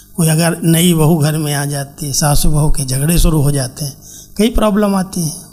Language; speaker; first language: Hindi; native; Hindi